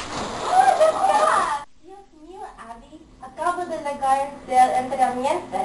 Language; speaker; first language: Spanish; non-native, learner; English